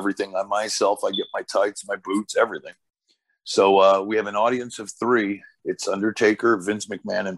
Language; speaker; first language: English; early bilingual, other home language; Portuguese